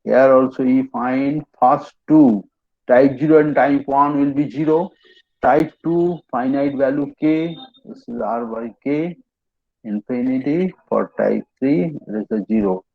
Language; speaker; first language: English; non-native, local second language; Bangla